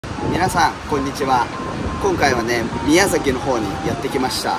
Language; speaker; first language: Japanese; native; Japanese